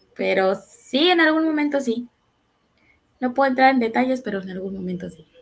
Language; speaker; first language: Spanish; native; Spanish